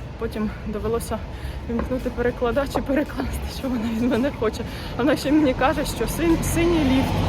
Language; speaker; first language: Ukrainian; non-native, local second language; Russian